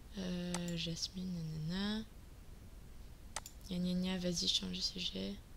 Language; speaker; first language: French; native; French